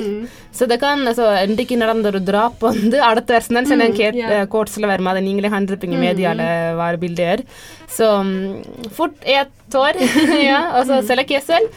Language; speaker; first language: Norwegian; early bilingual, other home language; Tamil